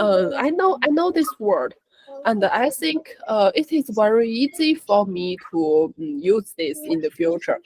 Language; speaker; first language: English; non-native, learner; Chinese